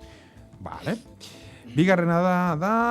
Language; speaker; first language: Basque; native; Basque